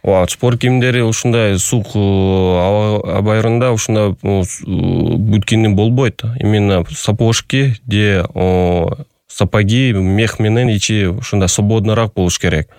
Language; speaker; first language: Kyrgyz; non-native, local second language; Russian